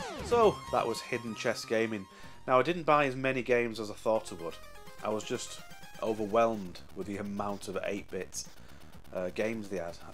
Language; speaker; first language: English; native; English